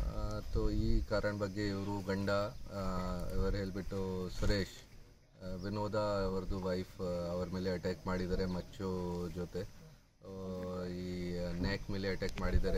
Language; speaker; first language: Kannada; non-native, learner; Hindi